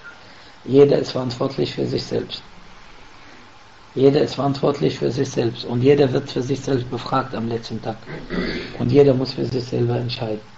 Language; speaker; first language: German; non-native, fluent; Arabic